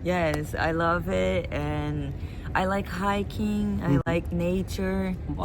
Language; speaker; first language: English; non-native, fluent; Portuguese